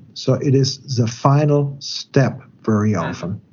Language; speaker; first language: English; non-native, fluent; German